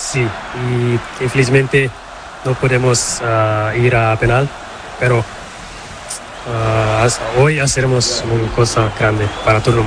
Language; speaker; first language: Spanish; non-native, learner; Portuguese